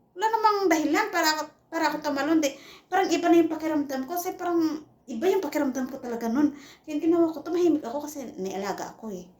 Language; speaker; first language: Filipino; non-native, local second language; Cebuano